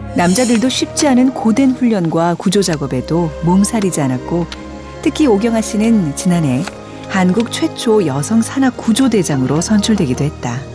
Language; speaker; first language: Korean; native; Korean